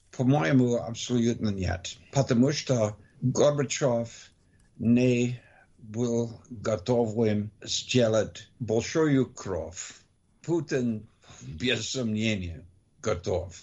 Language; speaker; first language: Russian; non-native, learner; English